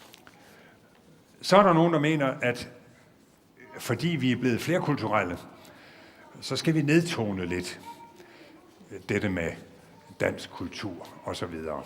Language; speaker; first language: Danish; native; Danish